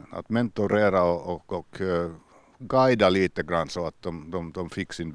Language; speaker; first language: Swedish; non-native, local second language; Finnish